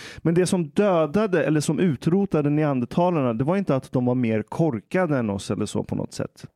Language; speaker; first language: Swedish; early bilingual, other home language; Persian